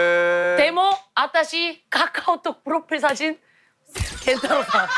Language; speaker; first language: Japanese; non-native, learner; Korean